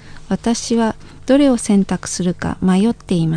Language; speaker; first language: Japanese; non-native, fluent; Indonesian